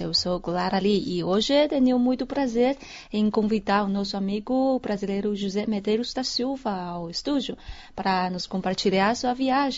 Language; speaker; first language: Portuguese; non-native, fluent; Chinese